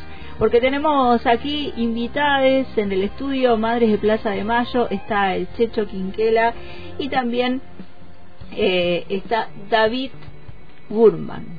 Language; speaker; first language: Spanish; native; Spanish